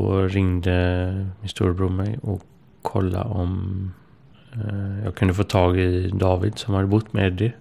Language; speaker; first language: Swedish; native; Swedish